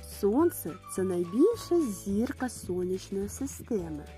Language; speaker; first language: Ukrainian; native; Ukrainian